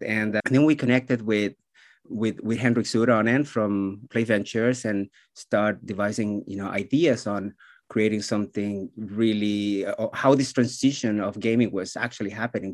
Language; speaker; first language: English; non-native, fluent; Spanish